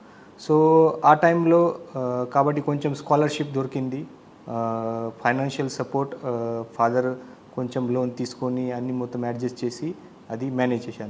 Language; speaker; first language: Telugu; non-native, learner; Marathi